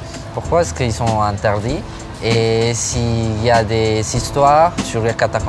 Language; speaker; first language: French; non-native, learner; Spanish